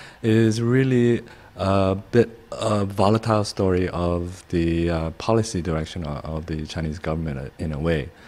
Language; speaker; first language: English; non-native, fluent; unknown